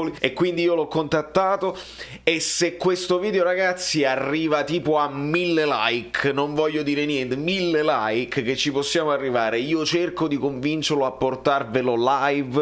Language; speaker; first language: Italian; native; Italian